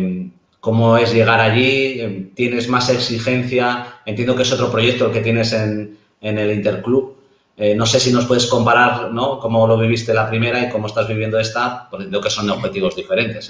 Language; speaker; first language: Spanish; native; Spanish